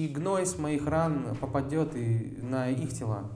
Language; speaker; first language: Russian; native; Russian